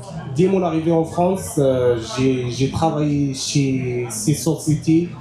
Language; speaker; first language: French; non-native, learner; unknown